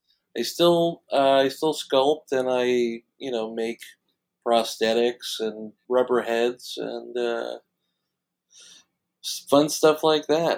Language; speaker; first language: English; native; English